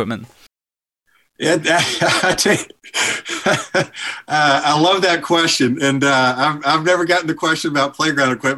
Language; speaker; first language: English; native; English